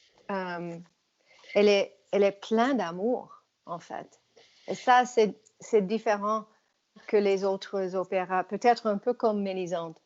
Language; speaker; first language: French; non-native, fluent; English